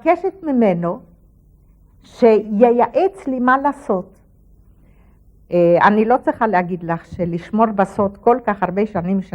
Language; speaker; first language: Hebrew; non-native, fluent; Polish